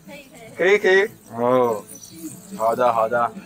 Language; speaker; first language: Chinese; non-native, learner; Rundi